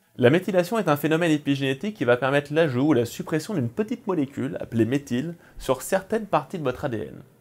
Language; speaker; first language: French; native; French